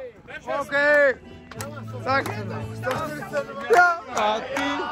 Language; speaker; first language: Czech; non-native, learner; German